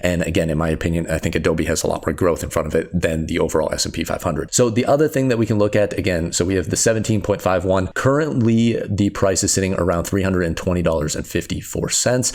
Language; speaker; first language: English; native; English